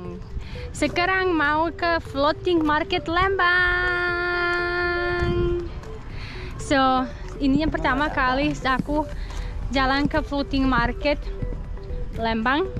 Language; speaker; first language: Indonesian; non-native, learner; English